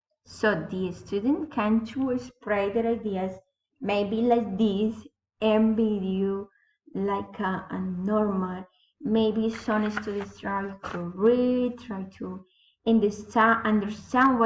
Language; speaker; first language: English; non-native, learner; Spanish